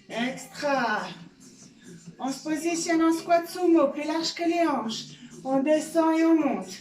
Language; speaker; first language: French; native; French